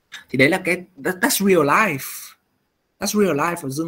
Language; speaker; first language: English; non-native, fluent; Vietnamese